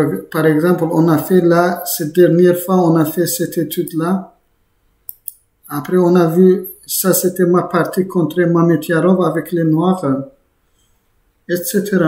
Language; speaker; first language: French; non-native, fluent; Azerbaijani